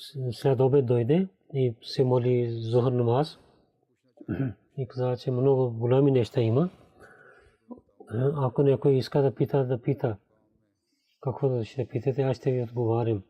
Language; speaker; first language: Bulgarian; non-native, learner; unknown